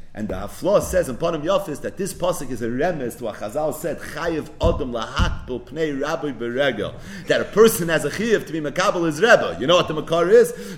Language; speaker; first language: English; native; English